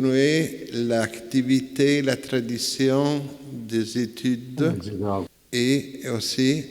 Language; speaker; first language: French; non-native, fluent; Italian